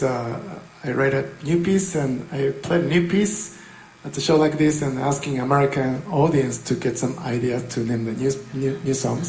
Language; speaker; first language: English; non-native, fluent; Japanese